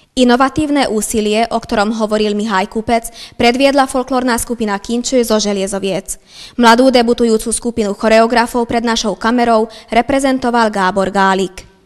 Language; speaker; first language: Slovak; non-native, local second language; Hungarian